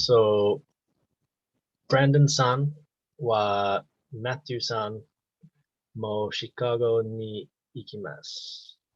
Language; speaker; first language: Japanese; non-native, learner; English